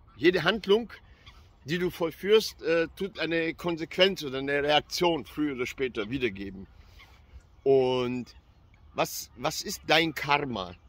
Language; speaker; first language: German; early bilingual, other home language; Albanian